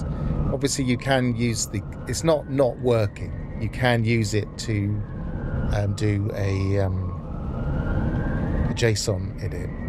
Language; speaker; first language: English; native; English